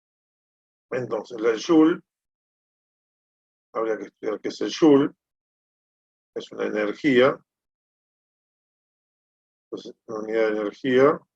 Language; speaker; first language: Spanish; native; Spanish